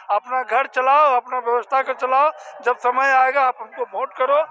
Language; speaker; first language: Hindi; native; Hindi